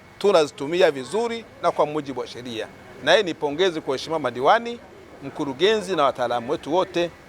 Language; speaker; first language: Swahili; native; Swahili